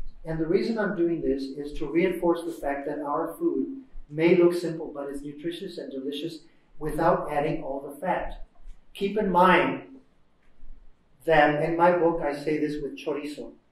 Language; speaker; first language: English; native; English